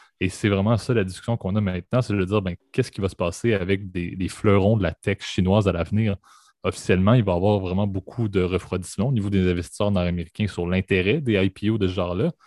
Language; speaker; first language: French; native; French